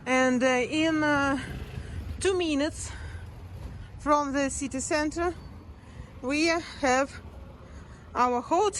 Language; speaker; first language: English; non-native, learner; Russian